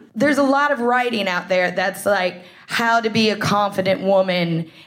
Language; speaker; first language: English; native; English